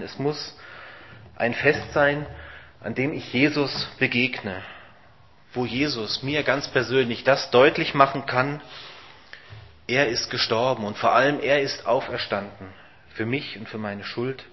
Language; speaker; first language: German; native; German